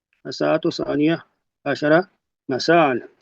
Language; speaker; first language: Arabic; non-native, learner; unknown